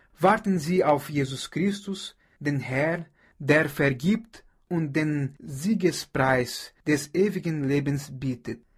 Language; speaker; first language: German; non-native, fluent; Portuguese